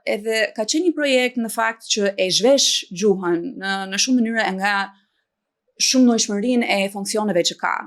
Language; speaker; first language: Albanian; non-native, fluent; English